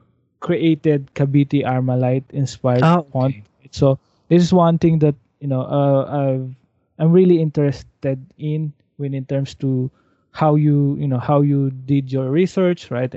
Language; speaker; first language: English; non-native, local second language; Filipino